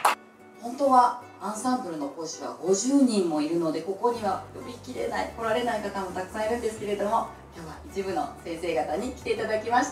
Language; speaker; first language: Japanese; native; Japanese